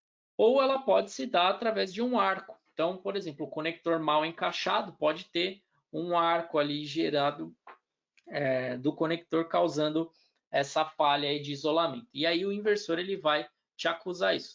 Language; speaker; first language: Portuguese; native; Portuguese